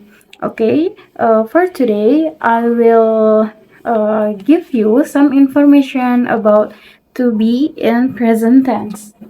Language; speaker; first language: English; non-native, learner; Indonesian